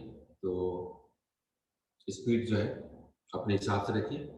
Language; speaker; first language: Hindi; native; Hindi